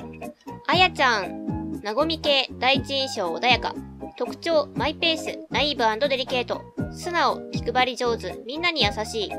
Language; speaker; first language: Japanese; native; Japanese